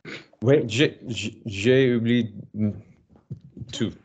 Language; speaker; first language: French; non-native, learner; English